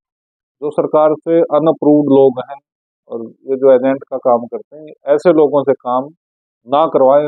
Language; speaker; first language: Hindi; native; Hindi